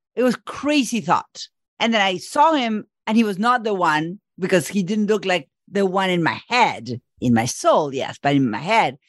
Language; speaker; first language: English; non-native, fluent; Spanish